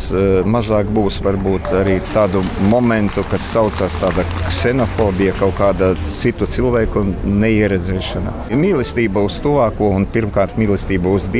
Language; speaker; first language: Latvian; non-native, local second language; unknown